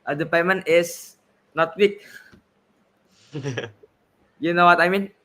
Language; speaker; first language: English; non-native, learner; Indonesian